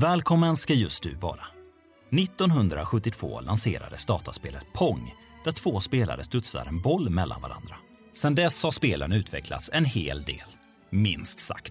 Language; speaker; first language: Swedish; native; Swedish